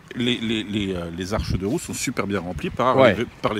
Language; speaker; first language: French; native; French